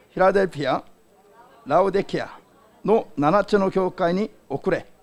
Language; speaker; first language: Japanese; non-native, fluent; Korean